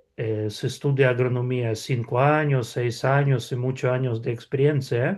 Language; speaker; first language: Spanish; non-native, fluent; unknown